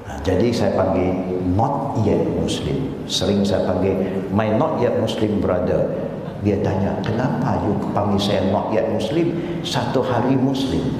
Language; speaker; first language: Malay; non-native, local second language; Chinese